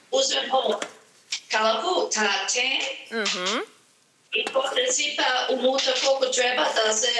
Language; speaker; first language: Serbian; early bilingual, heritage; Serbian